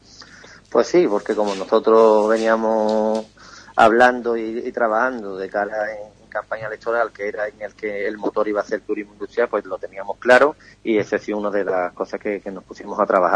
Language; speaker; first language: Spanish; native; Spanish